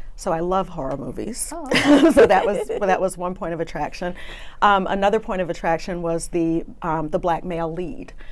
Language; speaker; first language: English; native; English